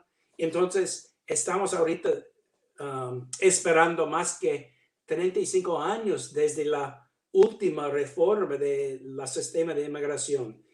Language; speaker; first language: Spanish; non-native, learner; English